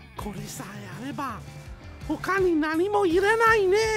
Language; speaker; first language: Japanese; non-native, fluent; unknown